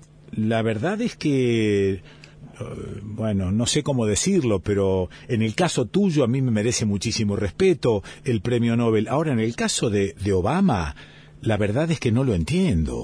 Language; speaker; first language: Spanish; native; Spanish